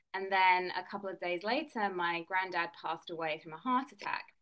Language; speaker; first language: English; native; English